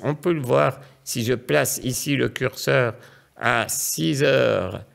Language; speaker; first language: French; native; French